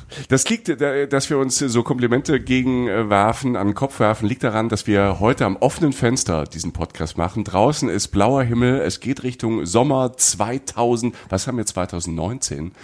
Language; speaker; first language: German; native; German